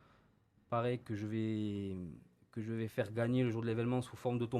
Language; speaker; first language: French; native; French